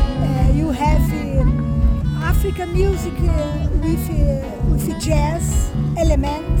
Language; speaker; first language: English; non-native, learner; Portuguese